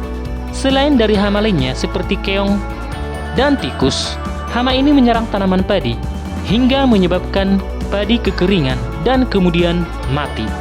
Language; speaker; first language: Indonesian; native; Indonesian